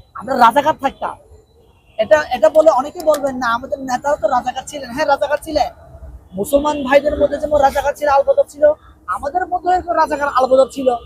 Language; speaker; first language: Bangla; non-native, local second language; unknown